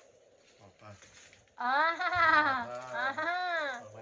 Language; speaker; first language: English; non-native, learner; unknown